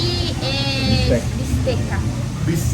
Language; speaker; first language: Spanish; non-native, learner; Portuguese